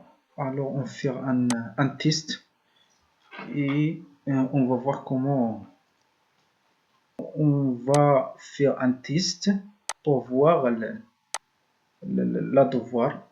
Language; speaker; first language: French; non-native, learner; Arabic